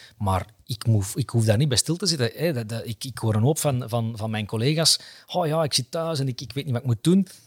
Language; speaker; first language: Dutch; native; Dutch